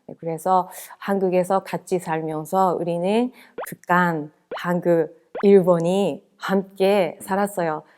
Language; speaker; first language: Korean; non-native, fluent; Japanese